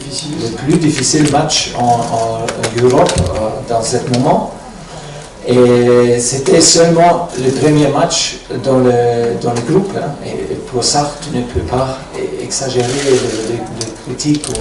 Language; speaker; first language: French; non-native, fluent; German